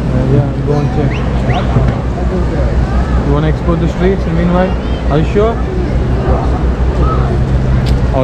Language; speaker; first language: English; non-native, local second language; Telugu